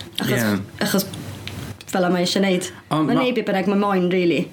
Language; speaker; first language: Welsh; native; Welsh